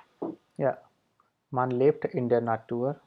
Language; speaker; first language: German; non-native, fluent; Hindi